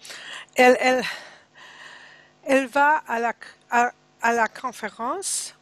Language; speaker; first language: French; non-native, learner; English